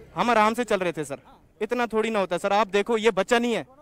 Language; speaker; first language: Hindi; native; Hindi